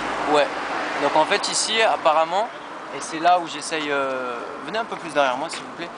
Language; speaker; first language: French; native; French